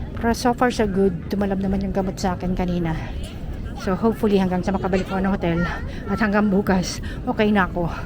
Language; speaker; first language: Filipino; native; Filipino